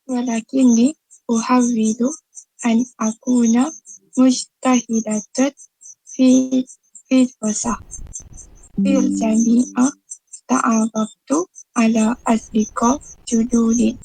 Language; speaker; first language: Arabic; non-native, learner; Malay